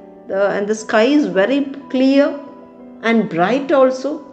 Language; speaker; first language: English; non-native, local second language; Malayalam